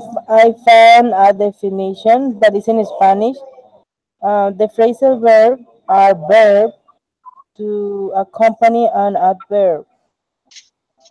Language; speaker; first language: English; non-native, learner; Spanish